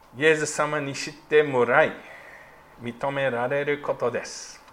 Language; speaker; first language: Japanese; non-native, fluent; English